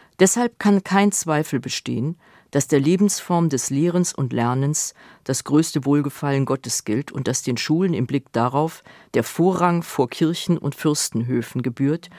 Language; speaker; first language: German; native; German